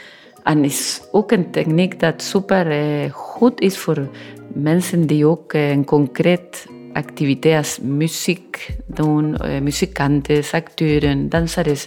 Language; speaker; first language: Dutch; non-native, learner; Spanish